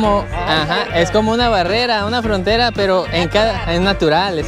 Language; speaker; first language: Spanish; native; Spanish